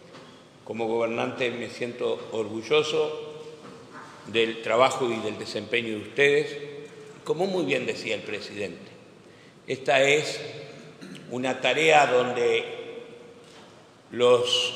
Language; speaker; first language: Spanish; native; Spanish